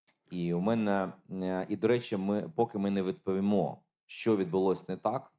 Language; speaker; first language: Ukrainian; native; Ukrainian